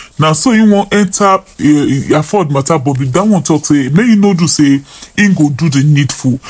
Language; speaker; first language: Nigerian Pidgin; non-native, local second language; Yoruba